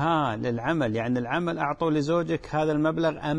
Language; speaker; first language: Arabic; native; Arabic